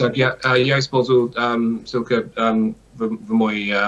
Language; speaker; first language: Russian; non-native, learner; English